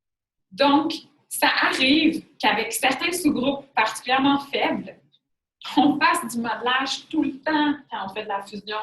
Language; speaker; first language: French; native; French